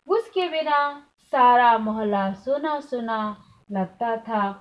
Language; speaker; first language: Hindi; non-native, local second language; Kannada